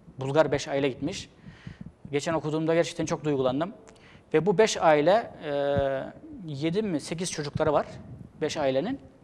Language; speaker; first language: Turkish; native; Turkish